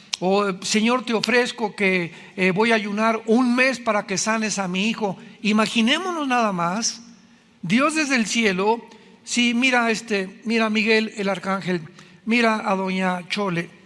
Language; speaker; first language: Spanish; native; Spanish